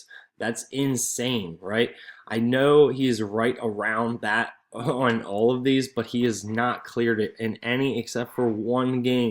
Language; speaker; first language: English; native; English